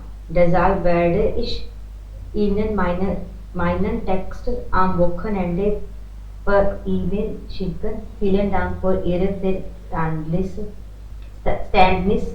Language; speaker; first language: German; non-native, learner; Hindi